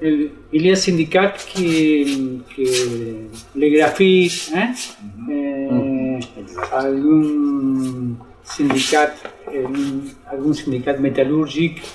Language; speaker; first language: French; non-native, learner; Spanish